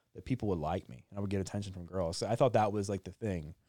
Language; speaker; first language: English; native; English